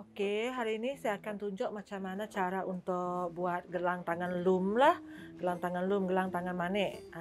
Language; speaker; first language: Malay; non-native, local second language; Iban